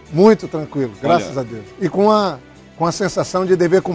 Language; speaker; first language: Portuguese; native; Portuguese